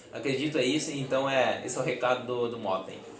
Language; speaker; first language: Portuguese; native; Portuguese